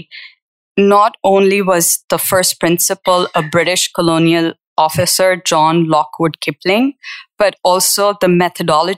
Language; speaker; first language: English; non-native, local second language; Urdu